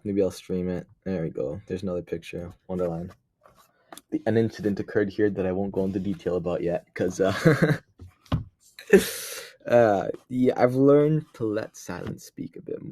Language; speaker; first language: English; native; English